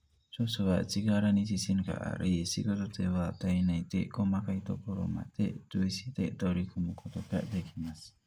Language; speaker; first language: Japanese; non-native, learner; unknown